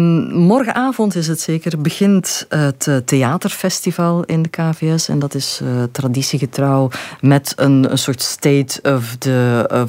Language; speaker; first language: Dutch; native; Dutch